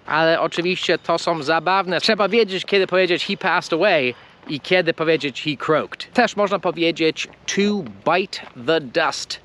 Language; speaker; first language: Polish; non-native, fluent; English